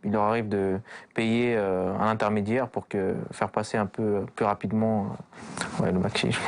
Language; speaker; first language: French; early bilingual, other home language; Kurdish